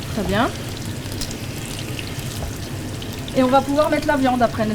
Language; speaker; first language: French; native; French